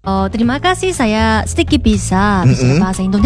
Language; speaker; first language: Indonesian; non-native, learner; Korean